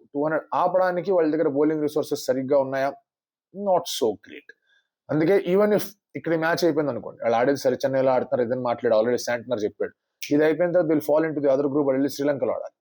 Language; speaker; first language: Telugu; native; Telugu